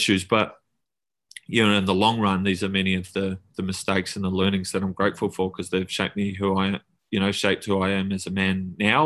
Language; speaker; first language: English; native; English